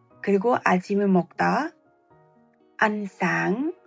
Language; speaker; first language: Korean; non-native, fluent; Vietnamese